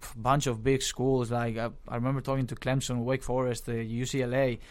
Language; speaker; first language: English; non-native, fluent; Spanish